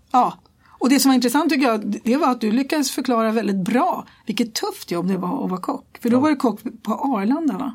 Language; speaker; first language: Swedish; native; Swedish